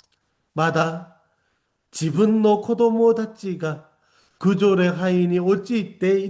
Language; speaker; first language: Japanese; non-native, fluent; Korean